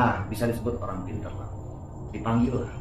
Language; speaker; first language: Indonesian; native; Indonesian